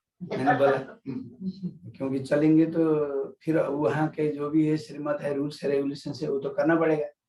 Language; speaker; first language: Hindi; non-native, fluent; Nepali